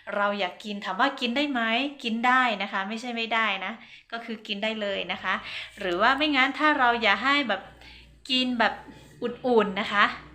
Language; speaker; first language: Thai; non-native, local second language; Hmong